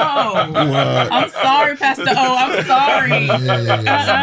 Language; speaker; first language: English; native; English